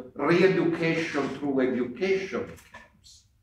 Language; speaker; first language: English; non-native, fluent; Italian